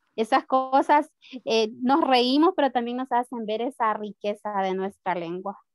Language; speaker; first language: Spanish; native; Spanish